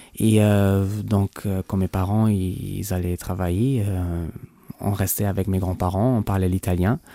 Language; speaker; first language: French; non-native, local second language; Luxembourgish